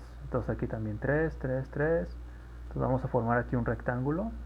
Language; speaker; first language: Spanish; native; Spanish